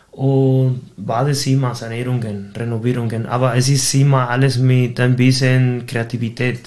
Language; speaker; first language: German; non-native, fluent; Spanish